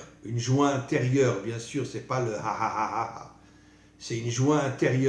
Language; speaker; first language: French; native; French